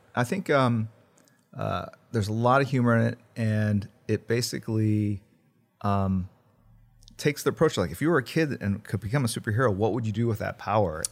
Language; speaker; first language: English; early bilingual, other home language; Korean